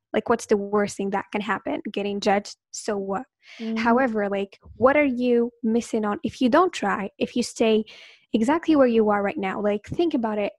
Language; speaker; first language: English; non-native, fluent; Arabic